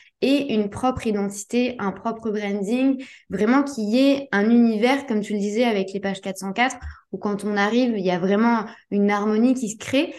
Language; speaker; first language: French; native; French